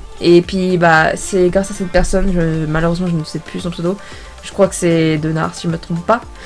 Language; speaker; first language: French; native; French